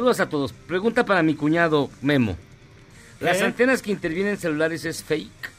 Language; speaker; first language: Spanish; native; Spanish